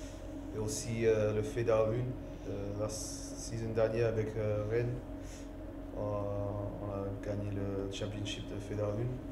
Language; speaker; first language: French; non-native, learner; English